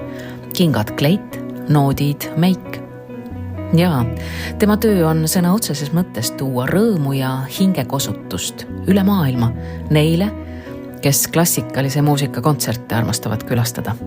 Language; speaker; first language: Estonian; native; Estonian